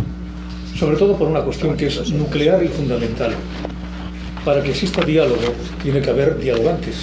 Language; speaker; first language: Spanish; native; Spanish